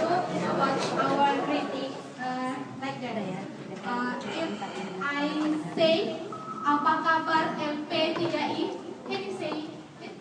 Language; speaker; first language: English; non-native, learner; Indonesian